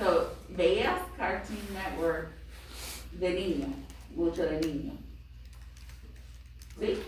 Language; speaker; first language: Spanish; non-native, fluent; English